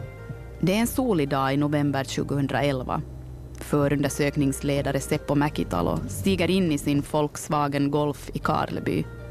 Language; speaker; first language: Swedish; native; Swedish